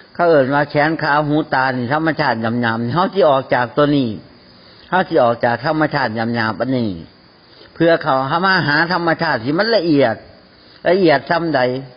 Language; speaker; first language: Thai; native; Thai